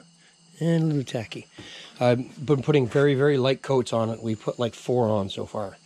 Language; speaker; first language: English; native; English